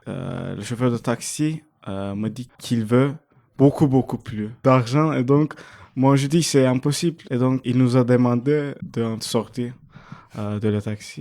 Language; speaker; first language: French; non-native, fluent; Turkish